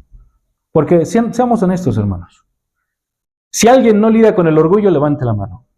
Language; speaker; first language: Spanish; native; Spanish